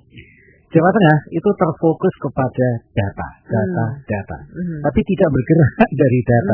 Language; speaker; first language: Indonesian; native; Indonesian